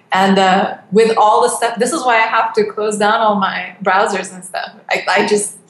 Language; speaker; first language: English; non-native, fluent; Turkish